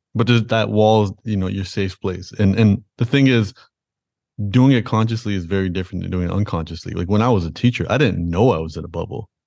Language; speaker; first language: English; native; English